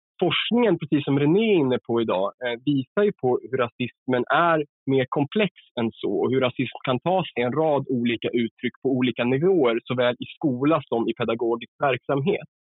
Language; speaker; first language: Swedish; native; Swedish